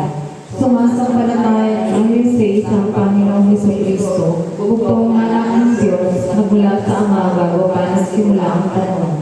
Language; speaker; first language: Filipino; native; Filipino